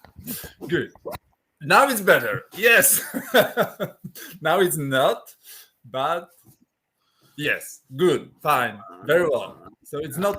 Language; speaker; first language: English; non-native, fluent; Polish